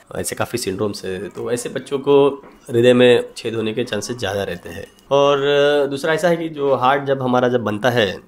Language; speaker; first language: Hindi; non-native, local second language; Marathi